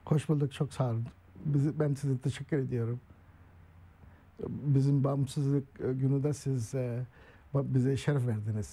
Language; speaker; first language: Turkish; non-native, learner; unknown